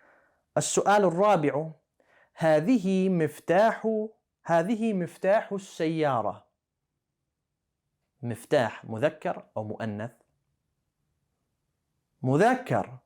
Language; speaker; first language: Arabic; non-native, fluent; English